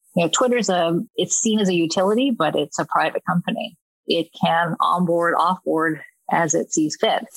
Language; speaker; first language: English; native; English